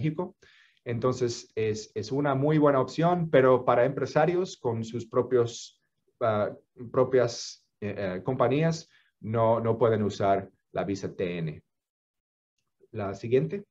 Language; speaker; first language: Spanish; non-native, fluent; English